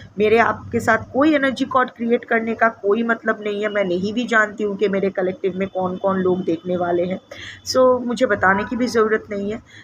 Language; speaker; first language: Hindi; non-native, local second language; Bangla